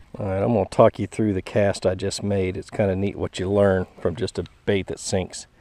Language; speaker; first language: English; native; English